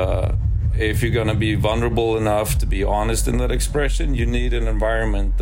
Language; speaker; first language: English; non-native, fluent; Swedish